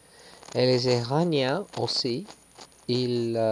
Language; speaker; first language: French; non-native, learner; English